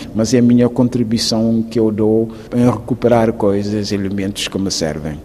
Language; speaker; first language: Portuguese; non-native, local second language; Upper Guinea Crioulo